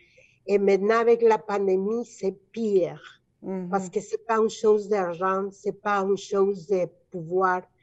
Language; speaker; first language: French; non-native, fluent; Spanish